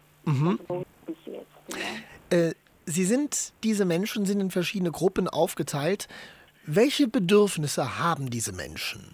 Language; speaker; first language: German; native; German